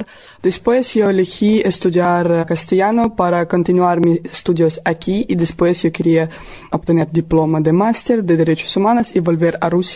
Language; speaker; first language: Spanish; non-native, learner; Russian